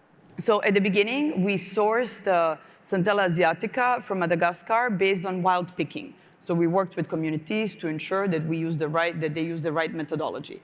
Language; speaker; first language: English; non-native, fluent; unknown